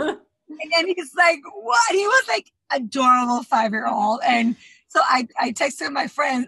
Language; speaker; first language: English; non-native, fluent; Spanish